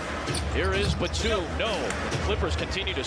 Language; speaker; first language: English; native; English